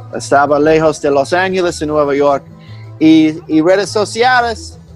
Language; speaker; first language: Spanish; non-native, fluent; English